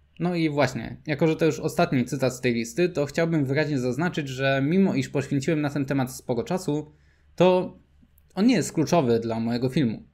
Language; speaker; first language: Polish; native; Polish